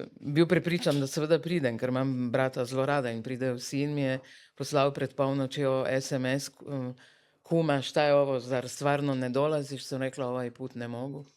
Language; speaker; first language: Slovenian; early bilingual, other home language; Serbian